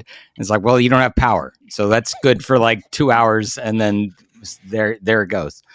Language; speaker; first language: English; native; English